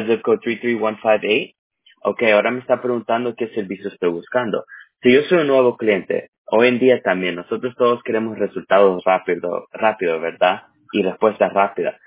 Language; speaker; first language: Spanish; early bilingual, heritage; Spanish